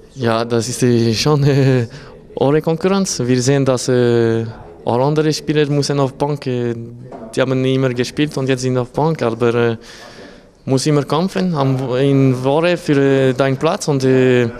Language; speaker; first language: German; non-native, local second language; French